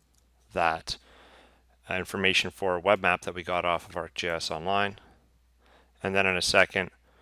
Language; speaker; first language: English; native; English